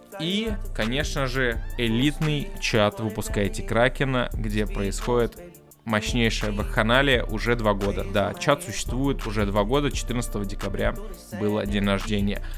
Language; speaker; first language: Russian; native; Russian